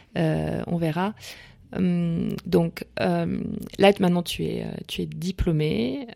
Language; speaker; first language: French; native; French